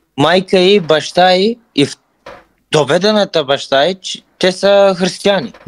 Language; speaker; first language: Bulgarian; non-native, local second language; Turkish